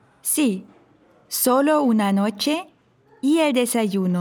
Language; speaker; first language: Spanish; non-native, fluent; German